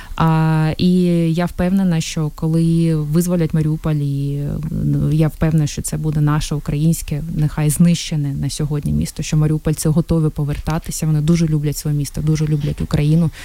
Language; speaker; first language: Ukrainian; non-native, local second language; Russian